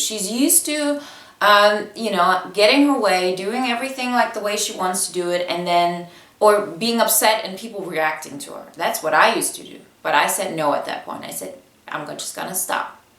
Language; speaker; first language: English; non-native, fluent; Bulgarian